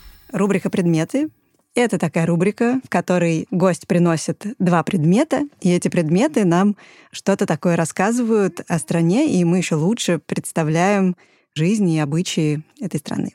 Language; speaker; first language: Russian; native; Russian